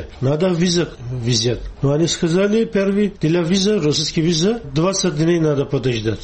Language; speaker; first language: Russian; non-native, learner; Turkish